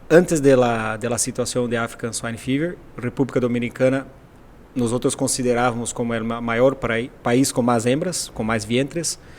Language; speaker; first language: Spanish; non-native, fluent; Portuguese